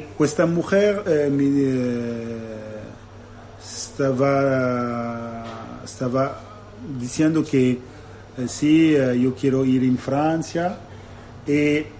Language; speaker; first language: Spanish; non-native, learner; Italian